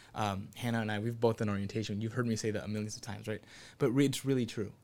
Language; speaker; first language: English; native; English